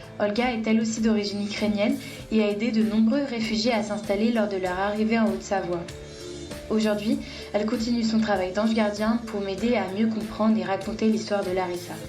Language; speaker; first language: French; native; French